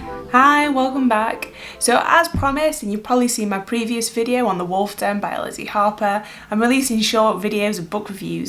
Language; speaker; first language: English; native; English